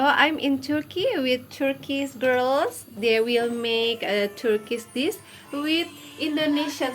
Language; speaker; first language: English; non-native, fluent; Indonesian